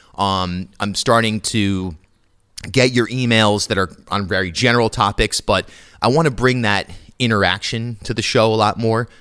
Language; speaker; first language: English; native; English